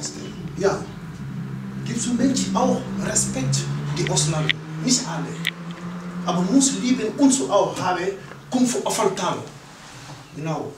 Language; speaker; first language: German; non-native, learner; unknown